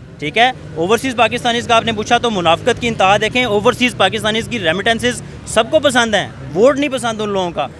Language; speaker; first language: Urdu; native; Urdu